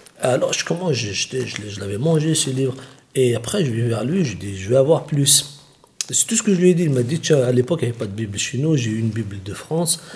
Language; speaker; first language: French; non-native, local second language; Kabyle